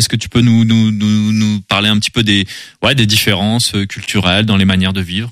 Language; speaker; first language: French; native; French